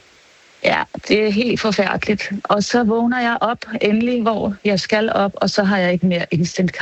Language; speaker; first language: Danish; native; Danish